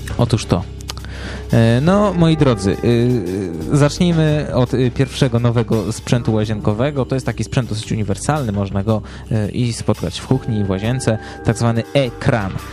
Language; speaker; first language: Polish; native; Polish